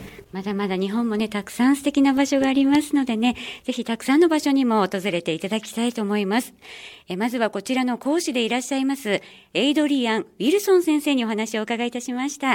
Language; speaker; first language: Japanese; native; Japanese